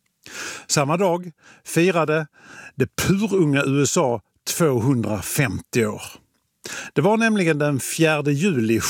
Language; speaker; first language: Swedish; native; Swedish